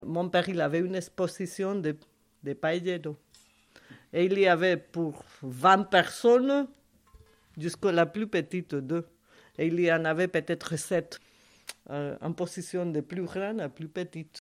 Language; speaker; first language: French; non-native, fluent; Spanish